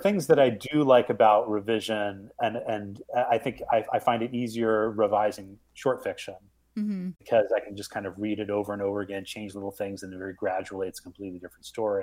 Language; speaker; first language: English; native; English